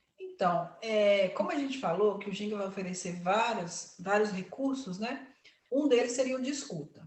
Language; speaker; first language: Portuguese; native; Portuguese